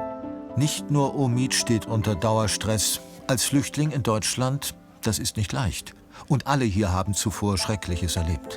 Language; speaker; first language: German; native; German